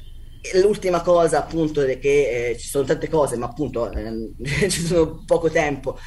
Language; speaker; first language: Italian; native; Italian